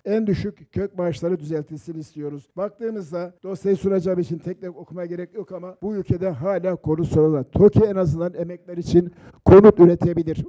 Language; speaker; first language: Turkish; native; Turkish